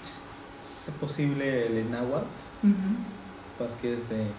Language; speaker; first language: French; non-native, learner; Spanish